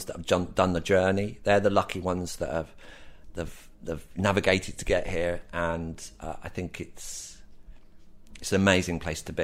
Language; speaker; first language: English; native; English